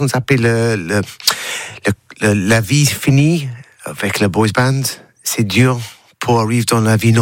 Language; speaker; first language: French; non-native, learner; English